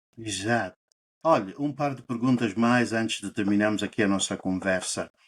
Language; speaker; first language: Portuguese; native; Portuguese